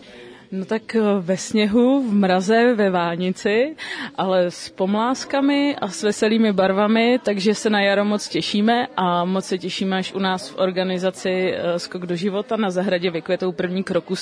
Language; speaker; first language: Czech; native; Czech